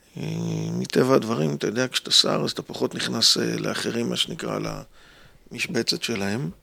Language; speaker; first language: Hebrew; native; Hebrew